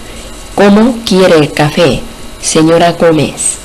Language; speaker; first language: Spanish; non-native, fluent; Korean